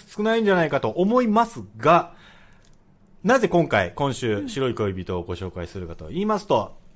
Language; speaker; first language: Japanese; native; Japanese